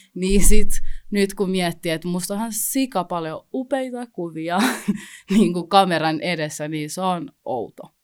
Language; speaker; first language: Finnish; early bilingual, other home language; Kinyarwanda